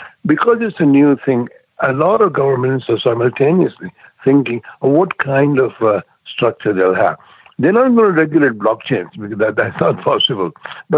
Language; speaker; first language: English; non-native, local second language; Gujarati